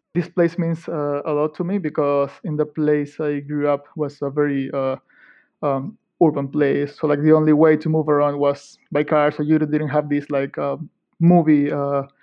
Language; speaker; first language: English; non-native, fluent; Spanish